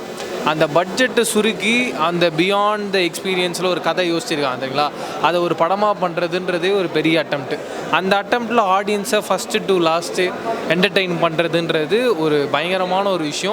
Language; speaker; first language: Tamil; native; Tamil